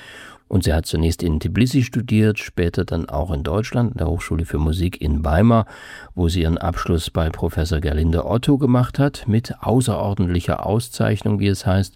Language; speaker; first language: German; native; German